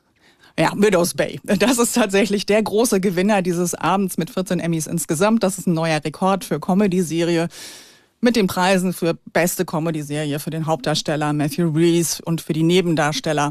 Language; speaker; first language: German; native; German